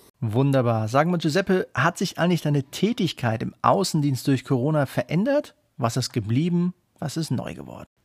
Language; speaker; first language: German; native; German